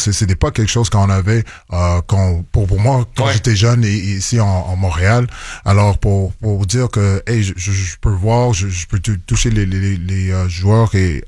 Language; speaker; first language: French; non-native, local second language; English